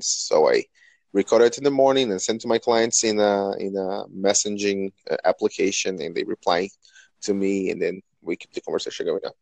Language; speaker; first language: English; non-native, fluent; Portuguese